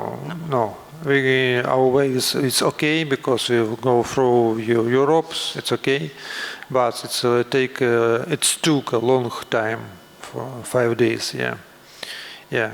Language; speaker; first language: English; non-native, learner; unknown